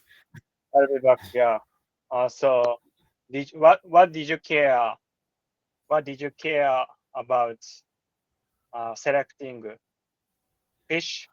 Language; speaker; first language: English; non-native, learner; Japanese